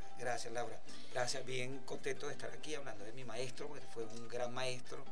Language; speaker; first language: Spanish; native; Spanish